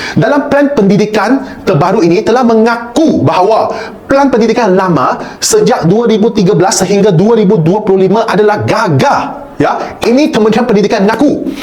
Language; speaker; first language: Malay; non-native, local second language; Chinese